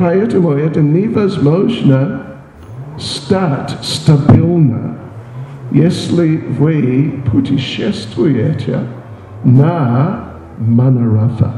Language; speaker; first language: Russian; non-native, learner; English